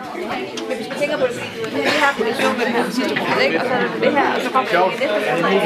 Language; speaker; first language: Danish; early bilingual, other home language; Tamil